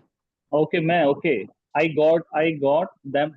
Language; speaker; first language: English; non-native, learner; Hindi